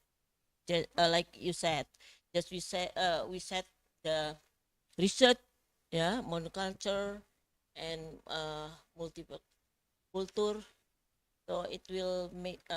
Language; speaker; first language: English; non-native, fluent; Indonesian